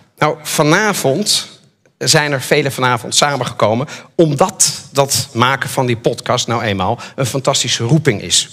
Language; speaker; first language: Dutch; native; Dutch